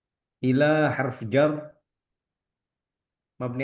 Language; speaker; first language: Arabic; non-native, learner; Indonesian